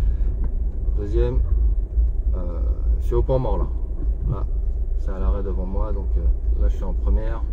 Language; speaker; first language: French; native; French